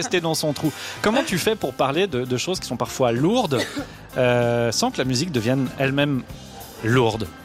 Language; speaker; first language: French; native; French